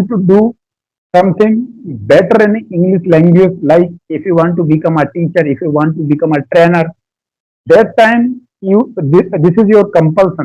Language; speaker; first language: English; non-native, learner; Hindi